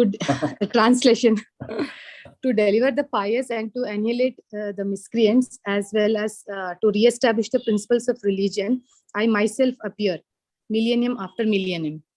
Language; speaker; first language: English; non-native, local second language; Telugu